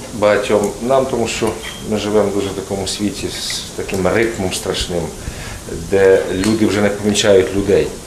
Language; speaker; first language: Ukrainian; native; Ukrainian